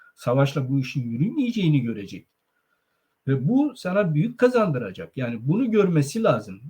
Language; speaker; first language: Turkish; non-native, local second language; Zaza